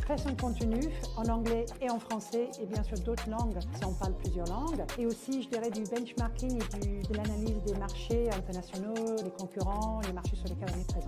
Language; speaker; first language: French; non-native, fluent; English